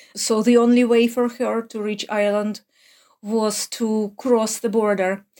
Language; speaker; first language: English; non-native, fluent; Ukrainian